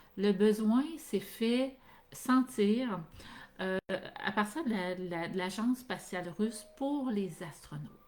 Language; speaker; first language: French; native; French